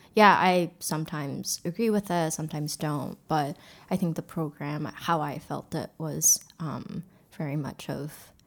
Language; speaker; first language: English; early bilingual, other home language; Korean